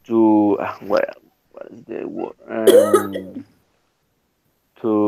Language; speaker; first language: English; non-native, learner; Spanish